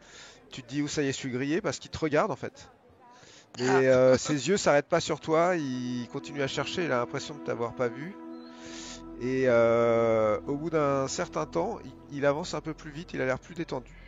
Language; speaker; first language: French; native; French